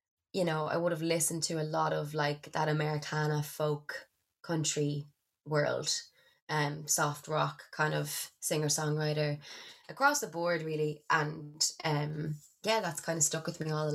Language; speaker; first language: English; native; English